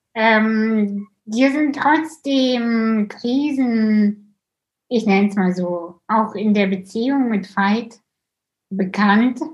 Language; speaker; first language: German; early bilingual, other home language; Russian